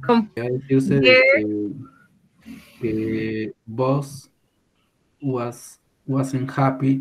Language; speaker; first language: English; non-native, learner; Spanish